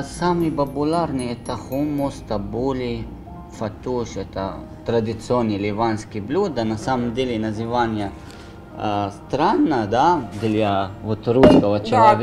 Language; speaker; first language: Russian; non-native, learner; Arabic